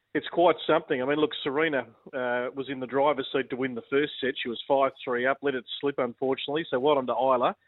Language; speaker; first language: English; native; English